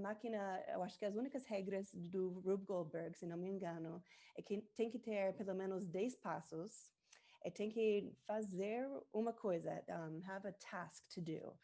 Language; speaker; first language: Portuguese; non-native, learner; English